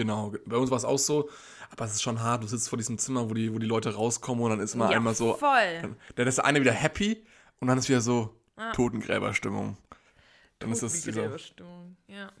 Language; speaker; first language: German; native; German